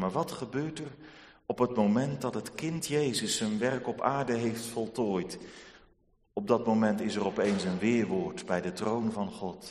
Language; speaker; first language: Dutch; native; Dutch